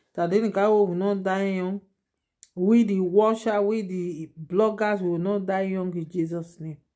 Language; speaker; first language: Nigerian Pidgin; non-native, local second language; Yoruba